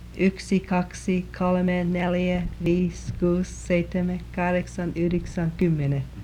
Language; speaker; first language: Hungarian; early bilingual, heritage; Hungarian